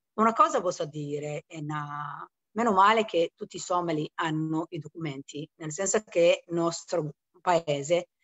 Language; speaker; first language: Italian; non-native, fluent; Somali